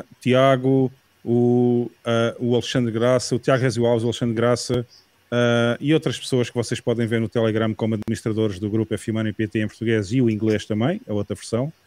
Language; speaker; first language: Portuguese; native; Portuguese